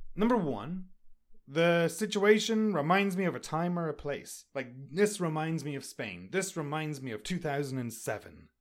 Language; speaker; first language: English; native; English